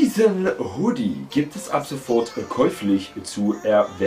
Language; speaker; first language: German; native; German